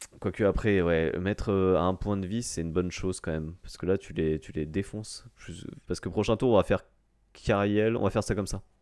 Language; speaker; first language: French; native; French